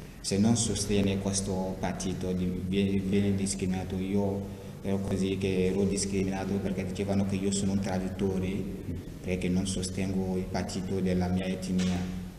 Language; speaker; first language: Italian; non-native, fluent; Dyula